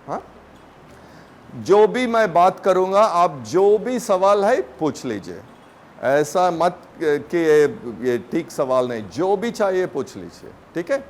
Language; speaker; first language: Hindi; non-native, local second language; Tamil